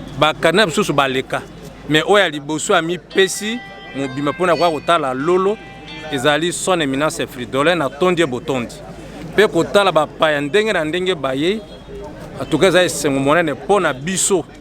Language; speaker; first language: Lingala; native; Lingala